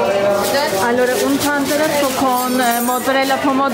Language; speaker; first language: Italian; non-native, learner; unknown